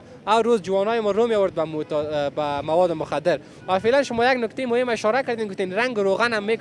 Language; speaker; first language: Persian; native; Persian